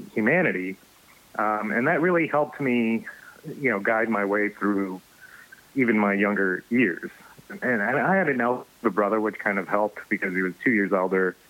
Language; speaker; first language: English; native; English